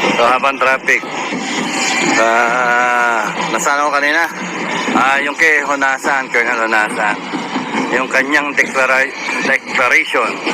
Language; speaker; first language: Filipino; native; Filipino